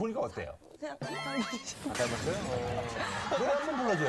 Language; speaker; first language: Korean; native; Korean